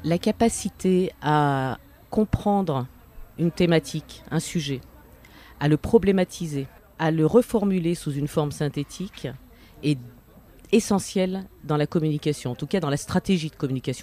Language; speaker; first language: French; native; French